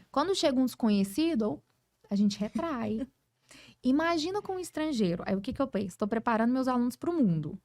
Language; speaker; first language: Portuguese; early bilingual, heritage; Portuguese